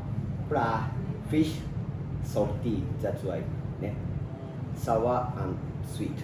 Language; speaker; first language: English; non-native, learner; Japanese